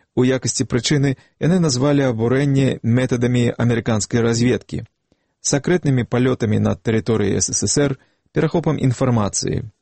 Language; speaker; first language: Belarusian; native; Belarusian